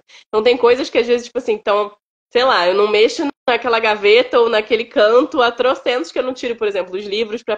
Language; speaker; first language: Portuguese; native; Portuguese